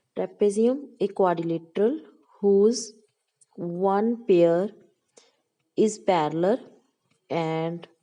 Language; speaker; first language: English; non-native, local second language; Punjabi